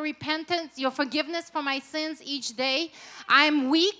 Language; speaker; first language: English; non-native, fluent; Russian